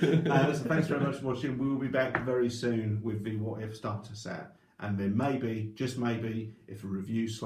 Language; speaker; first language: English; native; English